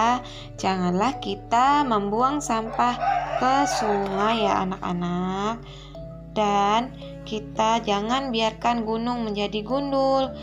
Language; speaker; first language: Indonesian; native; Indonesian